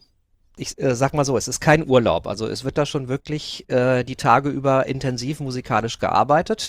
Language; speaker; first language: German; native; German